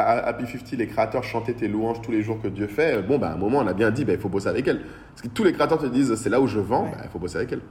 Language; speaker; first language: French; non-native, local second language; Bambara